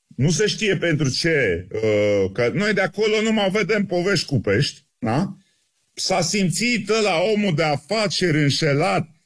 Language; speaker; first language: Romanian; native; Romanian